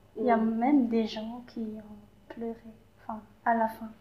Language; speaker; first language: French; non-native, local second language; Malagasy